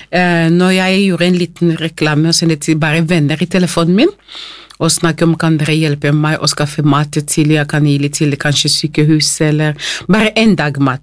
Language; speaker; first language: Norwegian; non-native, fluent; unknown